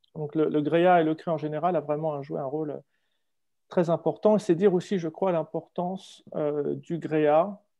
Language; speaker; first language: French; native; French